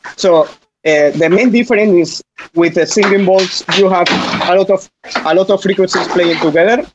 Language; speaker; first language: English; non-native, fluent; Spanish